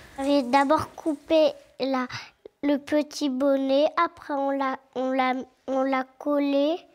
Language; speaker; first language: French; early bilingual, other home language; Arabic